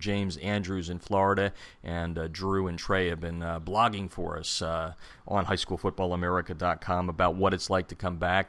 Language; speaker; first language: English; native; English